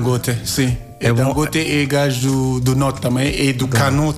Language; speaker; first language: Portuguese; non-native, learner; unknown